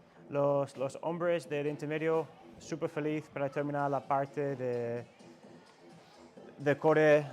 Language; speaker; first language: Spanish; non-native, learner; English